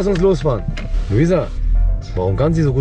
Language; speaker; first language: German; native; German